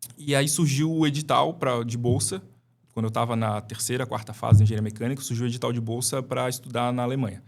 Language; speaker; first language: Portuguese; native; Portuguese